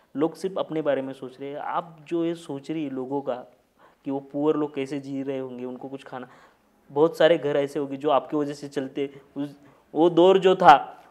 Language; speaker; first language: Hindi; non-native, local second language; Marathi